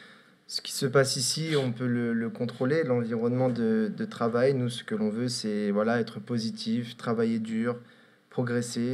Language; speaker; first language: French; native; French